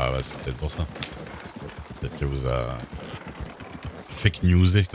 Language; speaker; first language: French; native; French